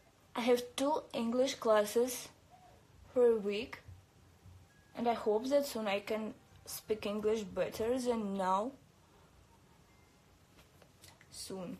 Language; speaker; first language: English; non-native, learner; Russian